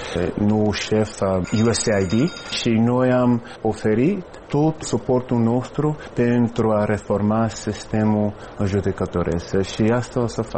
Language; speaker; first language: Romanian; non-native, fluent; English